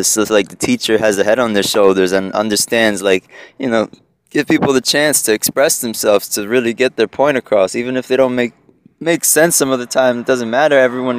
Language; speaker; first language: English; early bilingual, other home language; Spanish